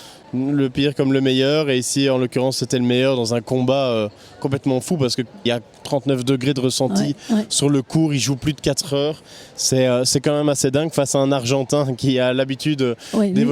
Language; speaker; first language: French; native; French